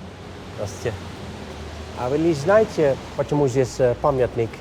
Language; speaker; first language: Russian; non-native, fluent; Dutch